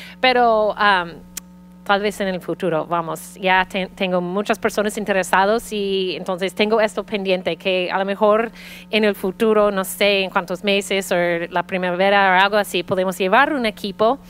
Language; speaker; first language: Spanish; early bilingual, heritage; Spanish